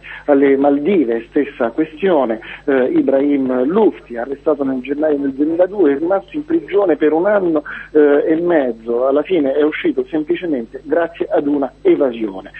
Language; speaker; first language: Italian; native; Italian